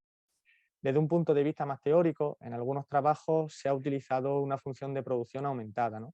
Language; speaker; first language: Spanish; native; Spanish